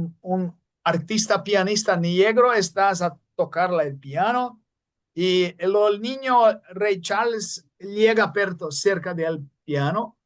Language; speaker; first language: Spanish; non-native, fluent; Portuguese